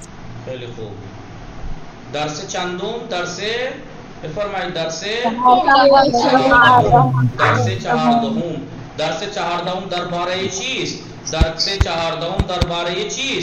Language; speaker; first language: Persian; non-native, fluent; Urdu